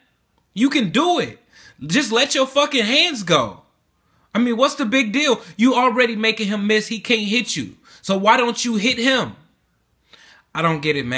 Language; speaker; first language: English; native; English